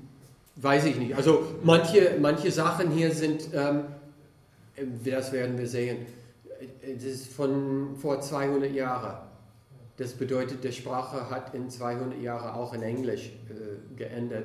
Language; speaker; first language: German; non-native, fluent; English